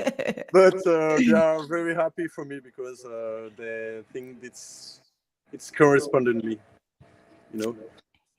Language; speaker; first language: English; non-native, learner; French